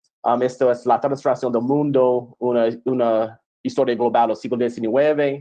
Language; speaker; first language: Spanish; non-native, fluent; English